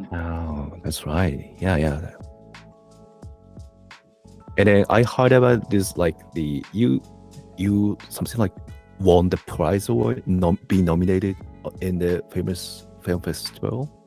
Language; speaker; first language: English; non-native, learner; Japanese